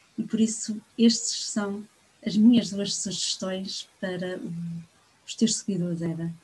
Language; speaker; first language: Portuguese; native; Portuguese